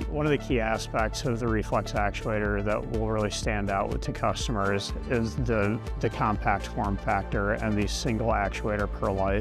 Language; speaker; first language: English; native; English